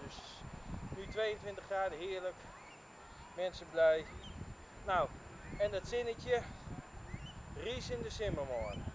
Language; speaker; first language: Dutch; native; Dutch